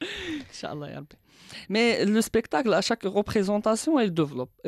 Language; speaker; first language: French; non-native, local second language; Arabic